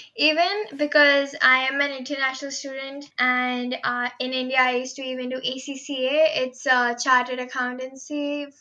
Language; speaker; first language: English; non-native, local second language; Hindi